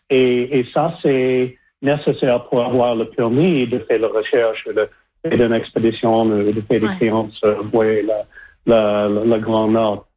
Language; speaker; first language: French; non-native, learner; English